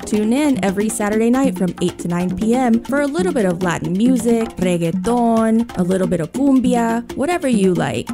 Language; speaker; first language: English; early bilingual, other home language; Spanish